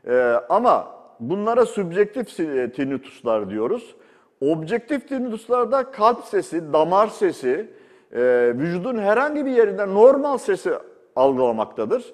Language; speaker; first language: Turkish; native; Turkish